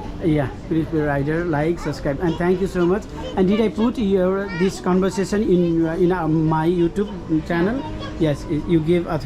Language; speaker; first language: English; non-native, learner; Nepali